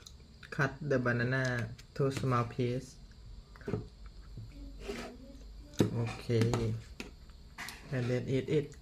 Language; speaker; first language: English; non-native, learner; Thai